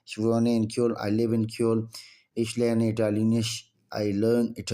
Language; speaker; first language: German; non-native, learner; Urdu